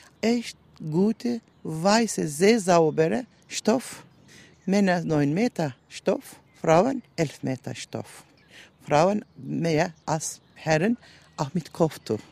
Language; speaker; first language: German; non-native, learner; Turkish